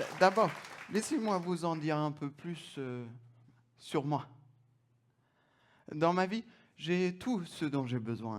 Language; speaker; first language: French; non-native, fluent; German